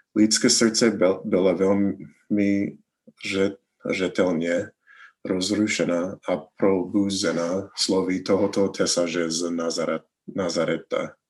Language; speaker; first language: Czech; non-native, learner; English